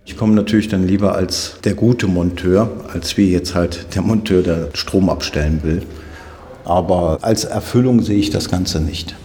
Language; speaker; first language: German; native; German